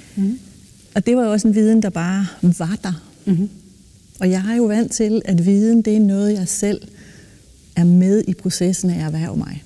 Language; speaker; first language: Danish; native; Danish